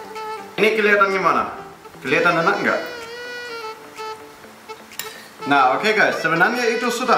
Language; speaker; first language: Indonesian; non-native, fluent; German